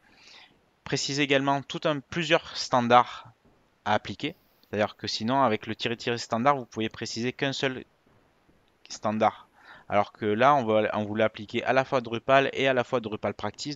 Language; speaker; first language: French; native; French